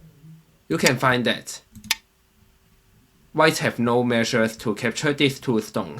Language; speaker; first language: English; non-native, fluent; Chinese